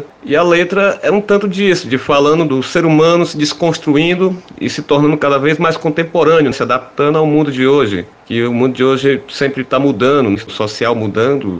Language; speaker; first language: Portuguese; native; Portuguese